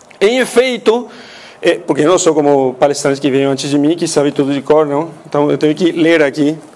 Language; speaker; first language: Portuguese; non-native, fluent; Spanish